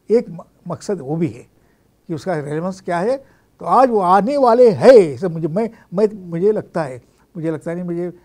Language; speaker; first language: Hindi; non-native, local second language; Marathi